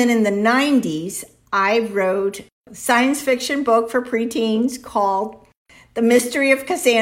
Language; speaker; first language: English; early bilingual, other home language; Spanish